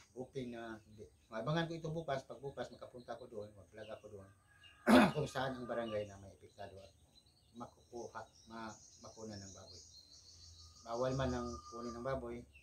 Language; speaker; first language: Filipino; non-native, local second language; Cebuano